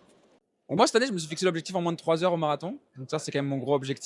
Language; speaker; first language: French; native; French